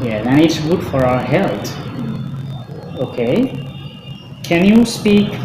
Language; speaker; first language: English; non-native, fluent; Bangla